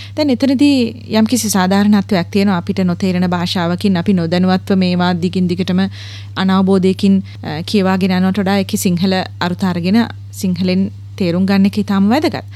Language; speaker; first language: Sinhala; native; Sinhala